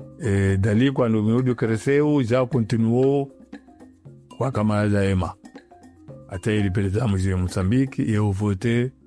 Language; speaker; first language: Portuguese; non-native, local second language; Yao